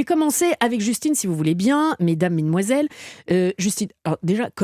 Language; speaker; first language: French; native; French